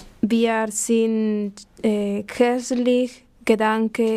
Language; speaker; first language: German; non-native, learner; Spanish